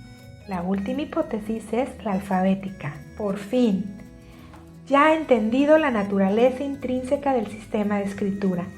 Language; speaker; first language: Spanish; native; Spanish